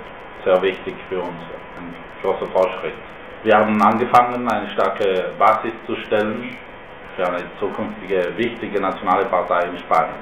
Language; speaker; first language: German; non-native, fluent; Spanish